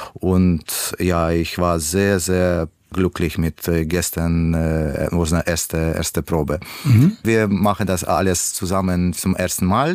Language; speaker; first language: German; non-native, learner; Russian